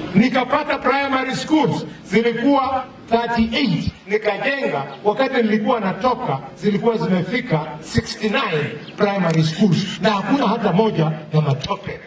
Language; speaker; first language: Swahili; non-native, local second language; Luyia